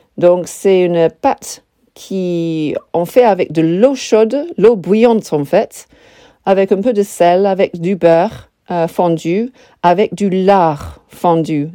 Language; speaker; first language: French; non-native, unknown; English